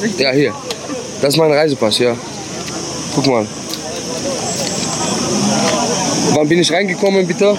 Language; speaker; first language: German; non-native, fluent; Arabic